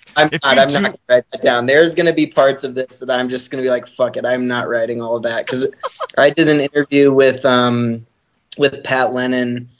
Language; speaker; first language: English; native; English